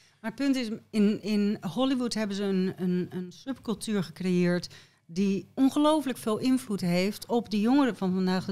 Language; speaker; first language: Dutch; native; Dutch